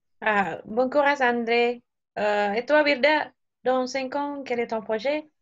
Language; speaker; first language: French; non-native, learner; Indonesian